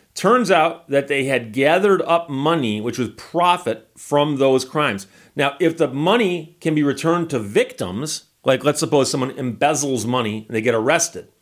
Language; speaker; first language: English; native; English